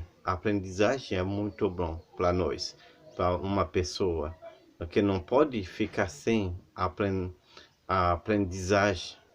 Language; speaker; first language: Portuguese; non-native, learner; Haitian Creole